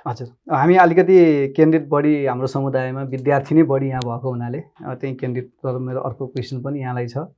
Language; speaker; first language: Nepali; native; Nepali